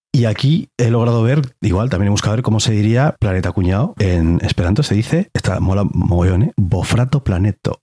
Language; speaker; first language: Spanish; native; Spanish